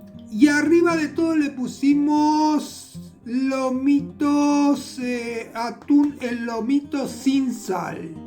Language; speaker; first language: Spanish; native; Spanish